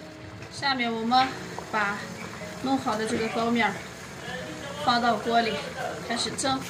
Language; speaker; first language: Chinese; native; Chinese